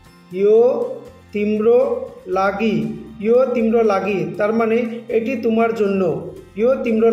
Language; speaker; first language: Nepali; non-native, learner; Bangla